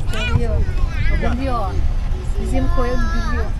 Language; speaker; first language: Turkish; non-native, learner; Filipino